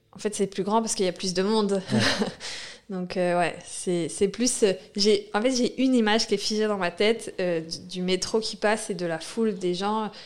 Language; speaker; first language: French; native; French